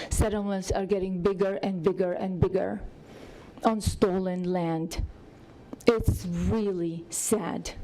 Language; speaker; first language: English; non-native, fluent; Arabic